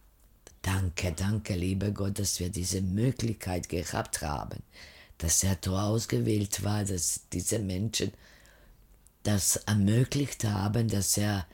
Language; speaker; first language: German; non-native, fluent; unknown